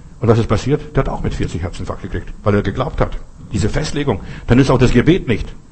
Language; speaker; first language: German; non-native, fluent; Russian